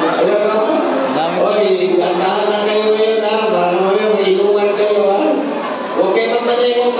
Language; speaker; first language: Filipino; non-native, local second language; Cebuano